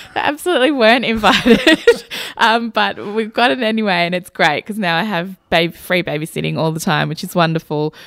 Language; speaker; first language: English; early bilingual, other home language; Hindi